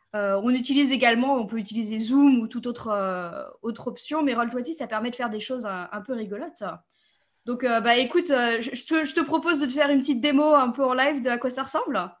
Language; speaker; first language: French; native; French